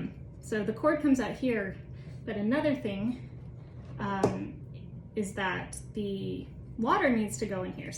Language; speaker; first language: English; native; English